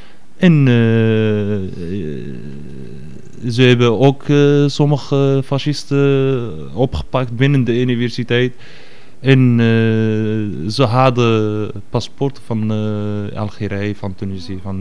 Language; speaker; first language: Dutch; non-native, fluent; Arabic